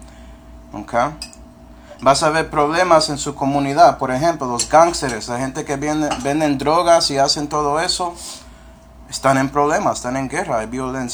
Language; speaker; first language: Spanish; early bilingual, heritage; Spanish